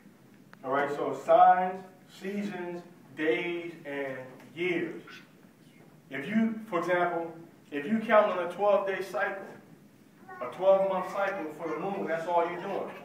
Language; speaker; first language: English; native; English